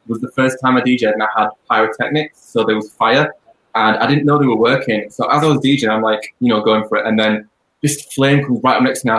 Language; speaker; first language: English; native; English